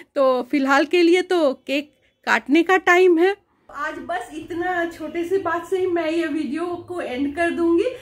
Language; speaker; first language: Hindi; non-native, local second language; Bangla